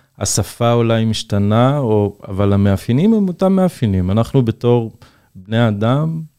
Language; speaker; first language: Hebrew; non-native, local second language; Arabic